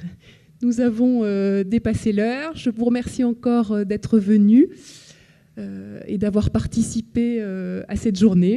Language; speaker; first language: French; native; French